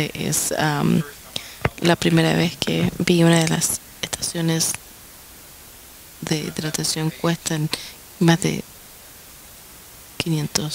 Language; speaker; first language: Spanish; non-native, fluent; English